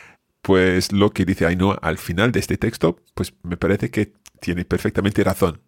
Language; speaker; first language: Spanish; non-native, fluent; English